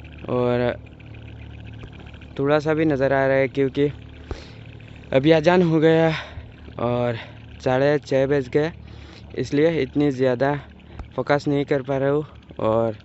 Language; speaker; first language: Hindi; non-native, local second language; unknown